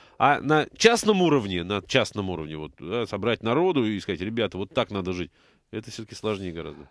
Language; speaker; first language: Russian; native; Russian